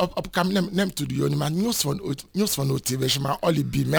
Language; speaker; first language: Hungarian; non-native, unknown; Yoruba